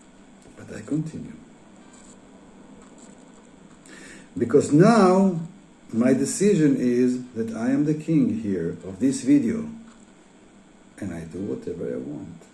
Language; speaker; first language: English; non-native, fluent; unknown